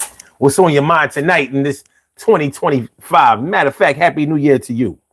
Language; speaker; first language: English; native; English